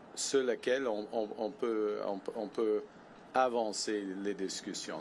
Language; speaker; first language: French; non-native, local second language; English